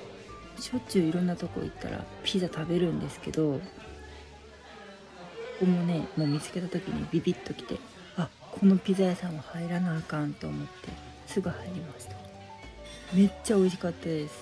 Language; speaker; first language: Japanese; native; Japanese